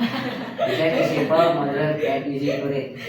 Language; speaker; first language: English; non-native, learner; Indonesian